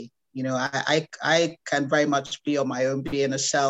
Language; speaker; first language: English; non-native, local second language; Igbo